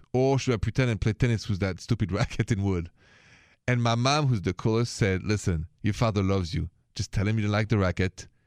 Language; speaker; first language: English; non-native, fluent; French